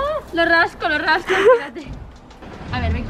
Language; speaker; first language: Spanish; native; Spanish